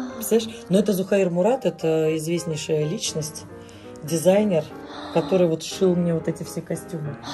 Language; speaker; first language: Russian; native; Russian